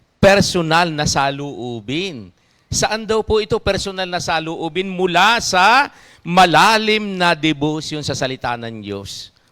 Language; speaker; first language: Filipino; native; Filipino